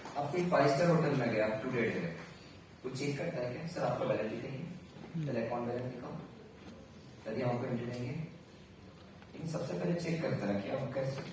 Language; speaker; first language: Hindi; non-native, local second language; Marathi